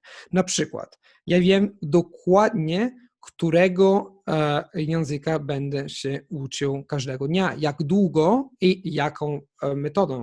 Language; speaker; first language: Polish; non-native, fluent; Italian